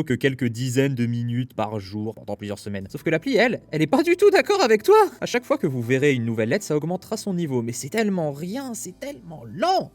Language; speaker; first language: French; native; French